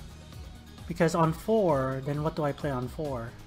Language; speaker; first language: English; native; English